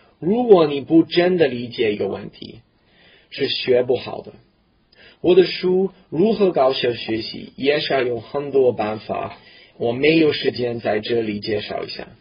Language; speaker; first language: Chinese; non-native, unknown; English